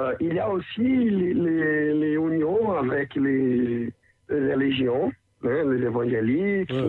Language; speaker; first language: French; non-native, learner; Portuguese